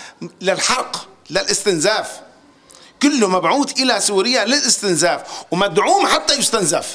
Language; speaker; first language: Arabic; native; Arabic